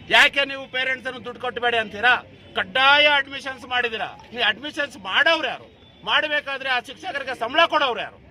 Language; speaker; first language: Kannada; native; Kannada